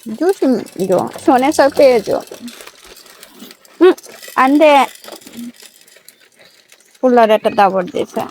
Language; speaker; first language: Korean; non-native, learner; Bangla